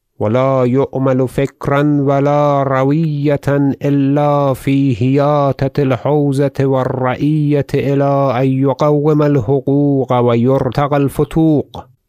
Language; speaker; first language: Arabic; non-native, fluent; Persian